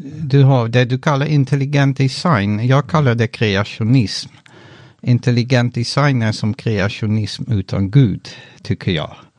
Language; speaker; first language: Swedish; non-native, fluent; Dutch